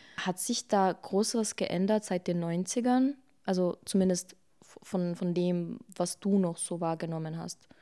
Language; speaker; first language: German; early bilingual, other home language; Bosnian